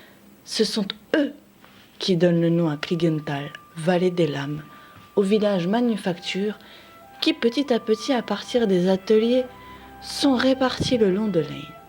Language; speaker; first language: French; native; French